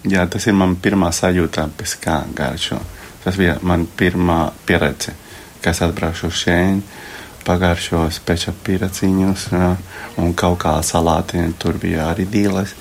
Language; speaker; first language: Latvian; non-native, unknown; Spanish